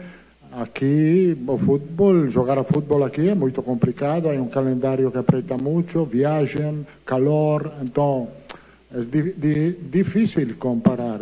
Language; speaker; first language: Portuguese; non-native, learner; Italian